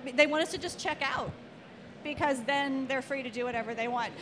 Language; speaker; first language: English; native; English